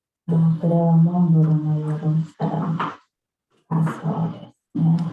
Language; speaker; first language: Japanese; non-native, fluent; Mongolian